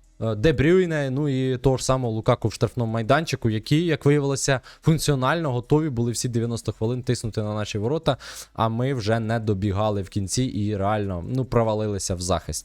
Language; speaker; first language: Ukrainian; native; Ukrainian